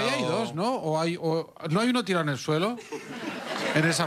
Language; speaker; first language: Spanish; native; Spanish